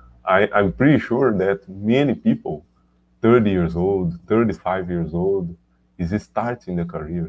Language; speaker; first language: English; non-native, learner; Portuguese